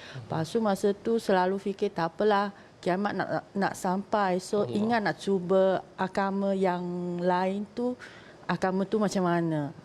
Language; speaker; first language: Malay; non-native, local second language; Chinese